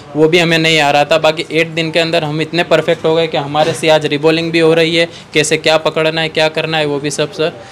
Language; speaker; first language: Hindi; non-native, local second language; Gujarati